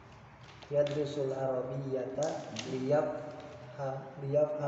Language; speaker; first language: Arabic; non-native, learner; Indonesian